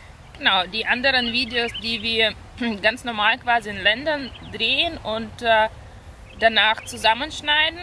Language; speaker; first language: German; non-native, fluent; Russian